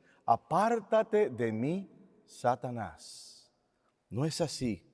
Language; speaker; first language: Spanish; native; Spanish